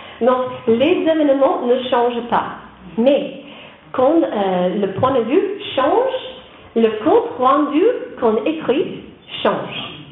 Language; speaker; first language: French; non-native, learner; English